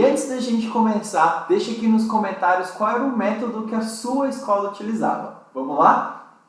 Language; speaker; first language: Portuguese; native; Portuguese